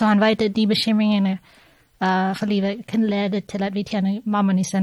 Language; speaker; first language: Norwegian; non-native, fluent; English